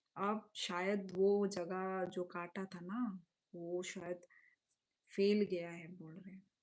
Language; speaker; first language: Hindi; non-native, local second language; Kok Borok